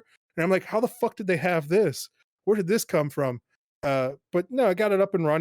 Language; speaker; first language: English; native; English